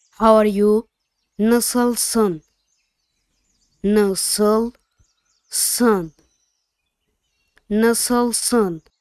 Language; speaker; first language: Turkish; non-native, fluent; Arabic